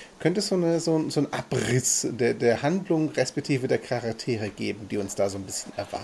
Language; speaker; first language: German; native; German